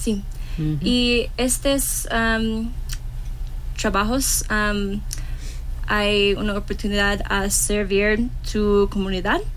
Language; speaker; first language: Spanish; non-native, learner; English